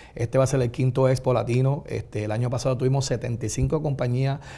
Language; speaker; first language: Spanish; native; Spanish